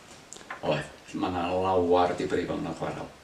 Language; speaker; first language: Welsh; native; Welsh